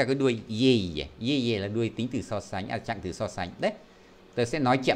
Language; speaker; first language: Vietnamese; native; Vietnamese